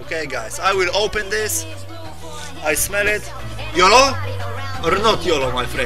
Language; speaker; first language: English; non-native, learner; Polish